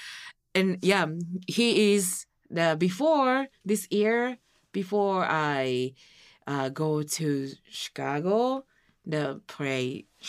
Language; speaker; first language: English; non-native, learner; Japanese